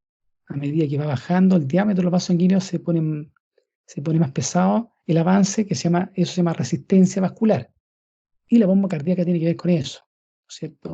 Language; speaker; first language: Spanish; native; Spanish